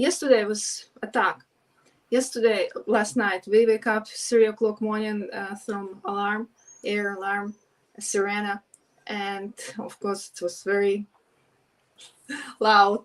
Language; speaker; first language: English; non-native, learner; Ukrainian